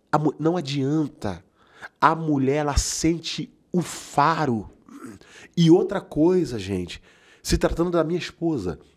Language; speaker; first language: Portuguese; native; Portuguese